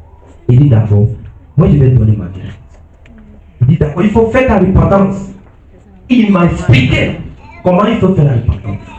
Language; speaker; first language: French; non-native, local second language; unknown